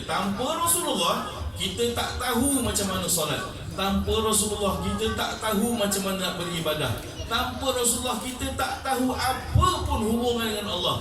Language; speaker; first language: Malay; native; Malay